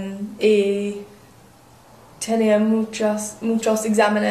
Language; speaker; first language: Spanish; non-native, learner; English